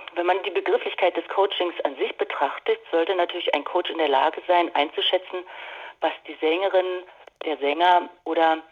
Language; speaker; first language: German; native; German